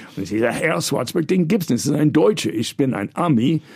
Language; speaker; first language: German; non-native, fluent; English